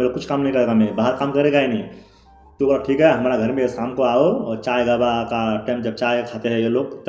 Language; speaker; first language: Hindi; non-native, local second language; Bangla